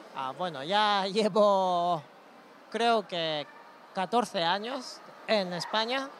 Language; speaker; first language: Spanish; non-native, fluent; Japanese